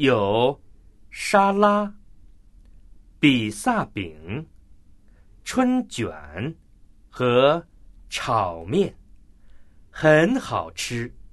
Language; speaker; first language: Chinese; non-native, learner; English